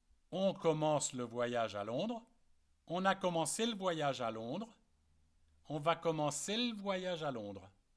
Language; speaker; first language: French; native; French